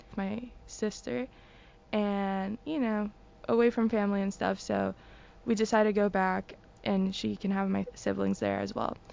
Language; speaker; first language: English; early bilingual, other home language; Spanish